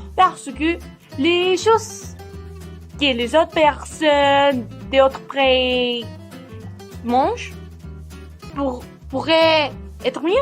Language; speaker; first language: French; non-native, learner; Spanish